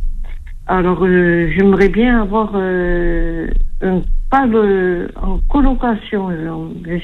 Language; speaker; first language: French; non-native, learner; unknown